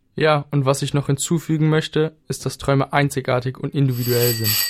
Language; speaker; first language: German; native; German